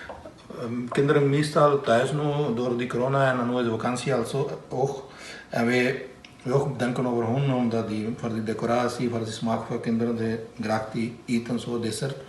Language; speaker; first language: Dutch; non-native, learner; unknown